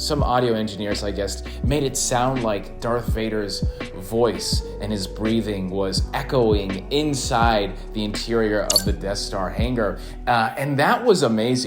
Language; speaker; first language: English; native; English